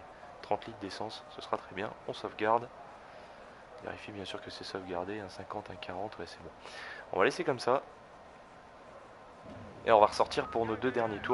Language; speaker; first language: French; native; French